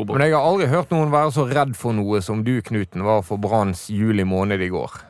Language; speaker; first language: Norwegian; native; Norwegian